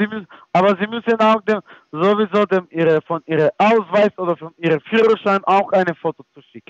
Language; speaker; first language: German; non-native, fluent; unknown